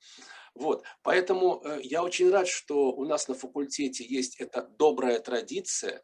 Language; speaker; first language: Russian; native; Russian